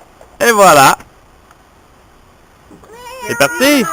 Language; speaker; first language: French; native; French